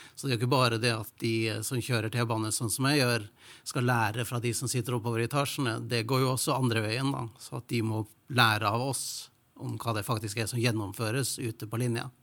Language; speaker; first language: Norwegian; native; Norwegian